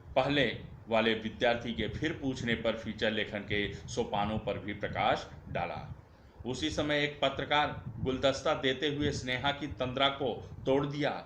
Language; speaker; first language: Hindi; non-native, local second language; Marathi